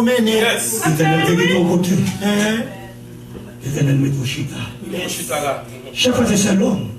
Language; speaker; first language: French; non-native, local second language; Haitian Creole